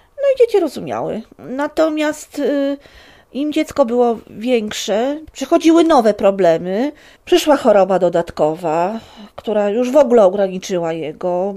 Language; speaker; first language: Polish; native; Polish